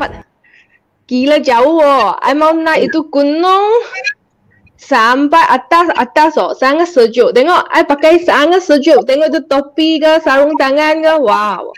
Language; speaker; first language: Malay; non-native, local second language; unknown